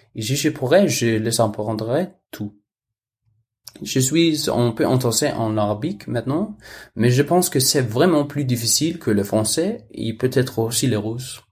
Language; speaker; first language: French; non-native, learner; Danish